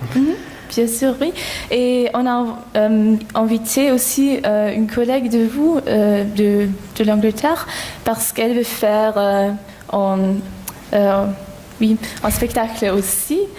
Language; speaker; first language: French; non-native, fluent; German